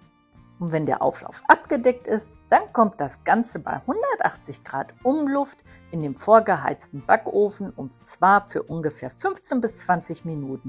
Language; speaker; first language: German; native; German